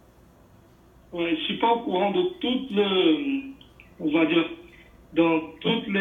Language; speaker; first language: French; non-native, fluent; Portuguese